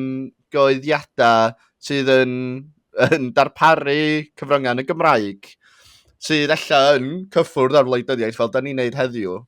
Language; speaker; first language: Welsh; native; Welsh